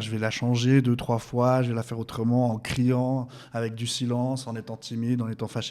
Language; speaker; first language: French; native; French